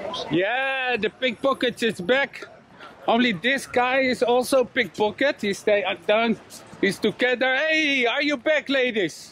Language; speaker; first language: English; non-native, learner; Dutch